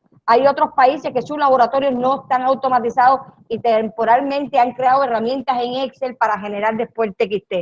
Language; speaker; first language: Spanish; native; Spanish